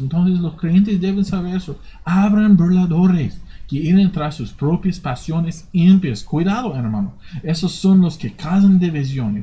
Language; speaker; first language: Spanish; non-native, fluent; English